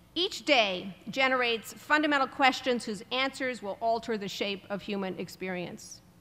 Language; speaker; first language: English; native; English